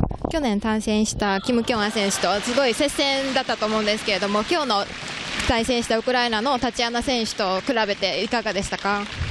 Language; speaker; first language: Japanese; native; Japanese